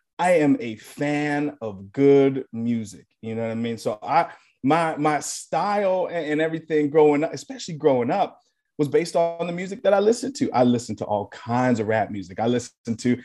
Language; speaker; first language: English; native; English